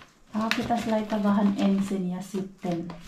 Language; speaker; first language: Finnish; non-native, learner; Filipino